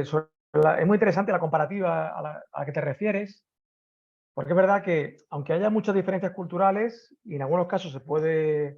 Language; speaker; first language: Spanish; native; Spanish